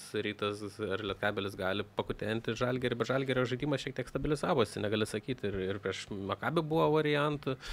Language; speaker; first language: Lithuanian; native; Lithuanian